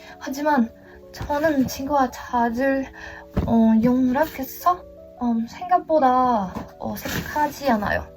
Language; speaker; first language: Korean; non-native, learner; Portuguese